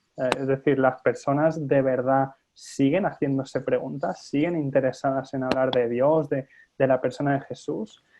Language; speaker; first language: Spanish; native; Spanish